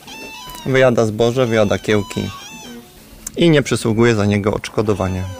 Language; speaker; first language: Polish; native; Polish